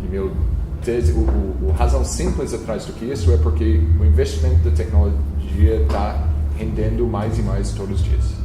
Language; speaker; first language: Portuguese; non-native, fluent; English